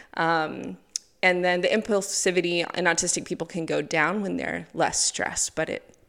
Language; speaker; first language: English; native; English